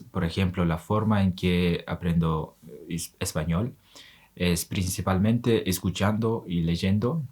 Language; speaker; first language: Spanish; non-native, learner; Mongolian